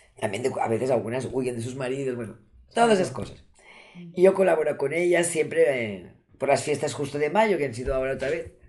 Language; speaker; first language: Spanish; non-native, local second language; Catalan